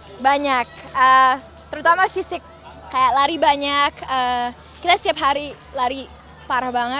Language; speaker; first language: Indonesian; early bilingual, other home language; English